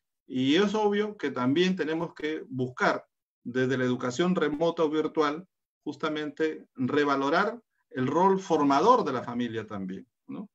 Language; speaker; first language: Spanish; native; Spanish